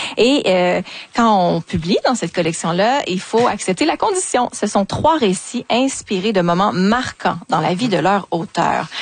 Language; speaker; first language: French; native; French